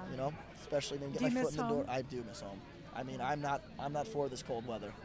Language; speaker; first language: English; native; English